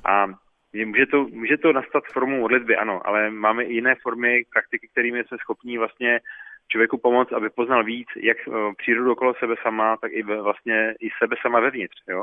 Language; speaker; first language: Czech; native; Czech